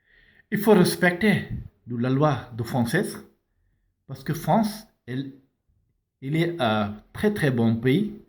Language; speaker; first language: French; non-native, learner; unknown